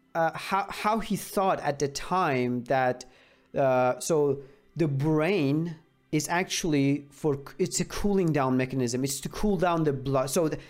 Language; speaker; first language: English; non-native, fluent; Persian